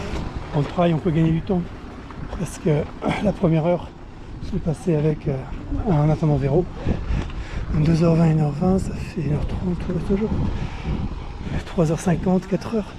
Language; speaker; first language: French; native; French